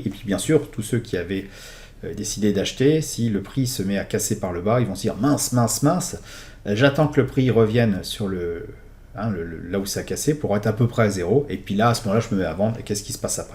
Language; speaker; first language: French; native; French